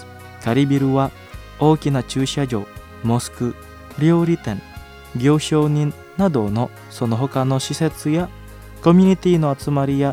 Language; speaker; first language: Japanese; non-native, fluent; Indonesian